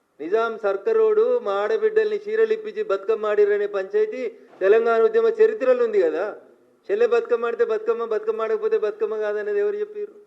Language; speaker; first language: Telugu; native; Telugu